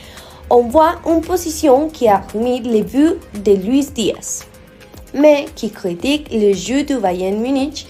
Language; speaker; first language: French; non-native, learner; Spanish